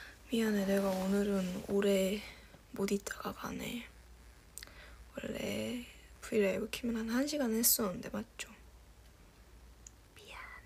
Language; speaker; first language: Korean; native; Korean